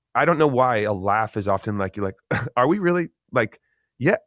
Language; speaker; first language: English; native; English